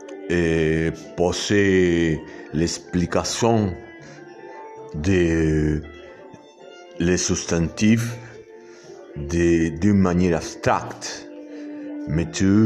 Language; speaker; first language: French; non-native, learner; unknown